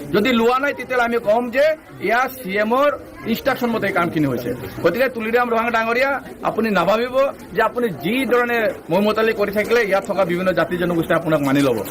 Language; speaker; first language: Assamese; non-native, local second language; Bangla